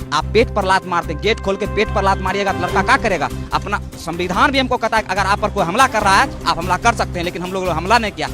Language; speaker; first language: Hindi; native; Hindi